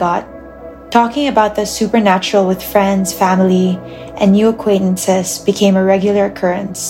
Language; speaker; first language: English; non-native, local second language; Filipino